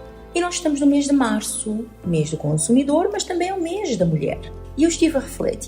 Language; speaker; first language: Portuguese; non-native, local second language; Kabuverdianu